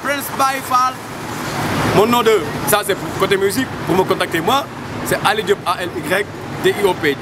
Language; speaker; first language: French; non-native, local second language; Wolof